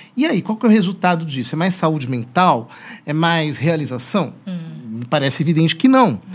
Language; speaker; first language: Portuguese; native; Portuguese